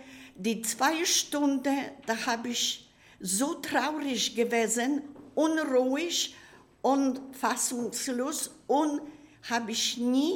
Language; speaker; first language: German; non-native, learner; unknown